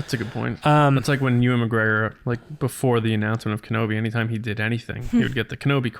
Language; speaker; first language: English; native; English